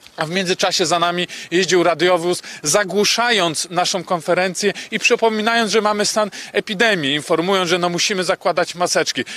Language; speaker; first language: Polish; native; Polish